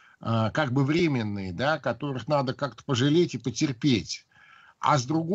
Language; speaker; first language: Russian; native; Russian